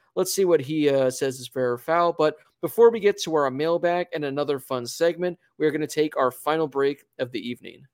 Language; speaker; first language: English; native; English